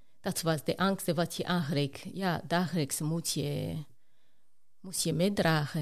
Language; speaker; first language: Dutch; non-native, fluent; Rundi